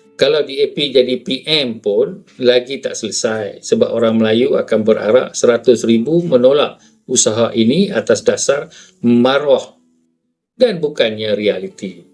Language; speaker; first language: Malay; native; Malay